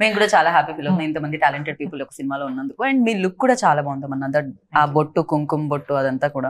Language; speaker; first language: Telugu; native; Telugu